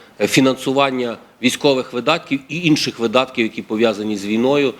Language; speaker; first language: Ukrainian; native; Ukrainian